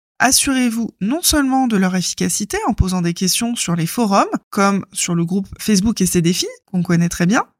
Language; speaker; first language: French; native; French